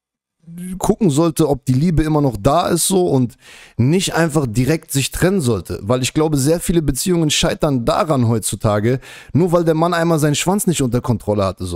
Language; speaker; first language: German; native; German